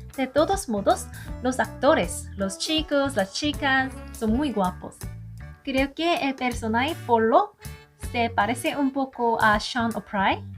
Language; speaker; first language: Spanish; non-native, learner; Korean